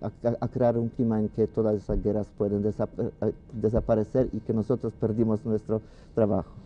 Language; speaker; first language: Spanish; non-native, fluent; Polish